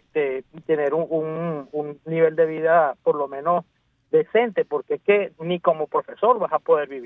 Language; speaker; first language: Spanish; native; Spanish